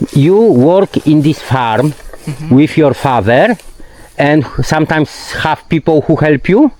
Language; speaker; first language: English; non-native, learner; Polish